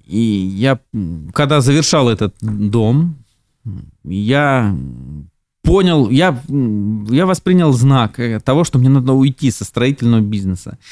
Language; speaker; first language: Russian; native; Russian